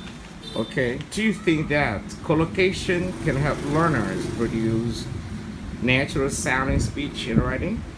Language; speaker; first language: English; non-native, fluent; Vietnamese